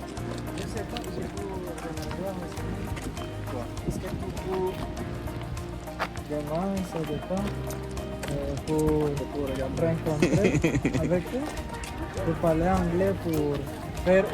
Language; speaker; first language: French; non-native, learner; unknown